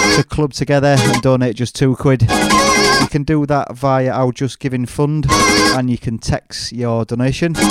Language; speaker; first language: English; native; English